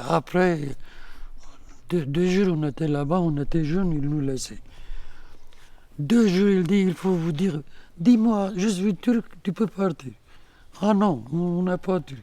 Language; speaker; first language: French; non-native, learner; Kurdish